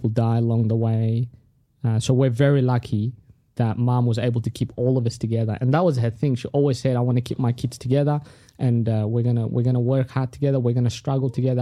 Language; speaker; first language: English; non-native, local second language; Tigrinya